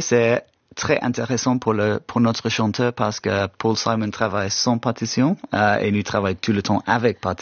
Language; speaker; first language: French; non-native, fluent; English